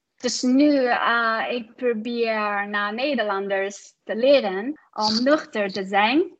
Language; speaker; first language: Dutch; non-native, learner; Chinese